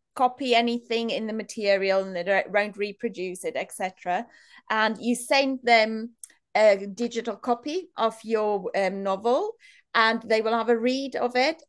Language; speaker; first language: English; non-native, local second language; Afrikaans